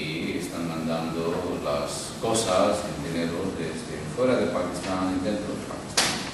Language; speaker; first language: Spanish; non-native, local second language; Urdu